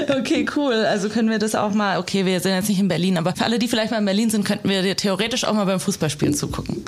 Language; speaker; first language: German; native; German